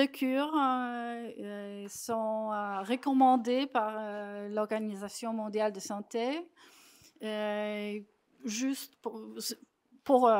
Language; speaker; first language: French; non-native, fluent; Polish